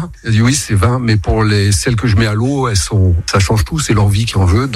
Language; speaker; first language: French; native; French